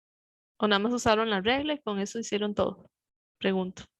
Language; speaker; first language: Spanish; native; Spanish